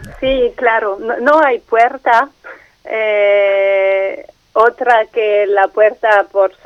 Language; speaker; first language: Spanish; non-native, learner; French